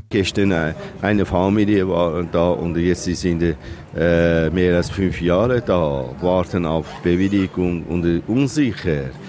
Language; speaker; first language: German; non-native, learner; Persian